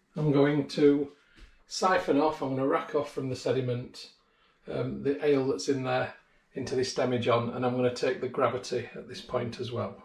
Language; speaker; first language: English; native; English